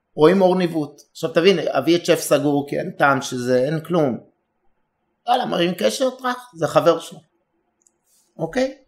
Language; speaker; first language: Hebrew; native; Hebrew